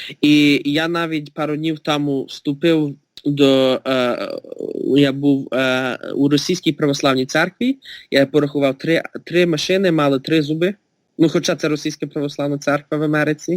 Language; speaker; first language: Ukrainian; early bilingual, heritage; Ukrainian